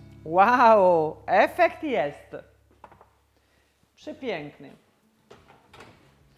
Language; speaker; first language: Polish; non-native, learner; Italian